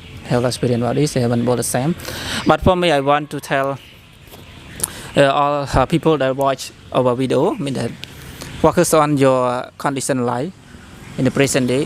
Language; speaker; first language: English; non-native, learner; Khmer